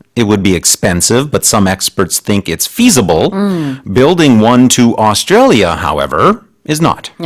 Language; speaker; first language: English; native; English